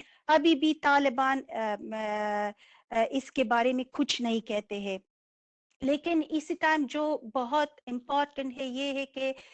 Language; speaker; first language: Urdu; non-native, fluent; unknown